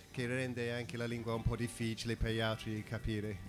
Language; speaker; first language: Italian; non-native, fluent; English